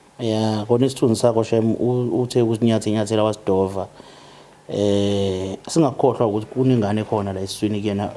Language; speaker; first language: Zulu; native; Zulu